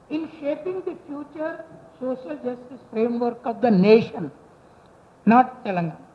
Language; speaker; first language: English; non-native, local second language; Telugu